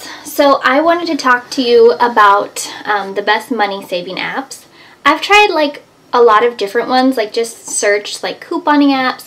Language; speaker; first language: English; native; English